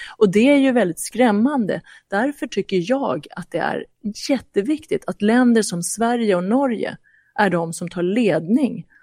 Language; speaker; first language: Swedish; early bilingual, other home language; Persian